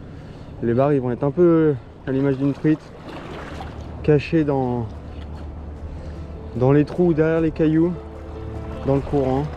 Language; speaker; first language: French; native; French